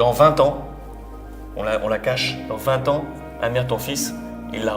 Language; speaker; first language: French; native; French